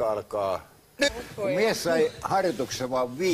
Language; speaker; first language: Finnish; native; Finnish